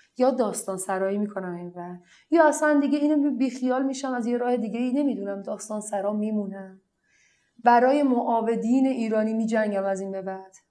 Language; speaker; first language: Persian; non-native, local second language; Arabic